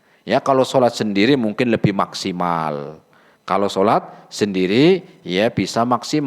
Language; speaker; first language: Indonesian; native; Indonesian